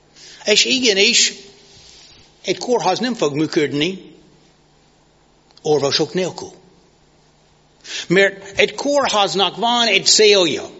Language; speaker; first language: Hungarian; non-native, fluent; English